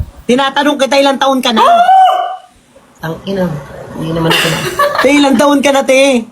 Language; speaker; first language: Filipino; native; Filipino